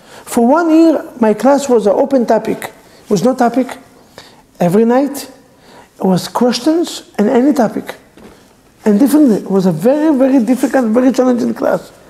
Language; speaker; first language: English; non-native, fluent; Hebrew